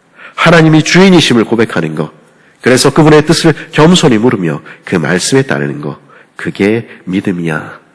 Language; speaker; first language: Korean; native; Korean